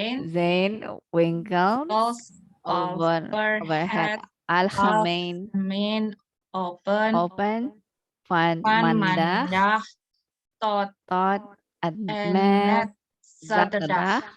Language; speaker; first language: Dutch; non-native, learner; Indonesian